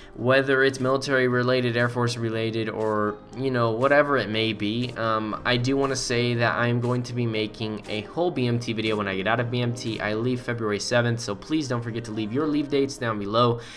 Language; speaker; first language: English; native; English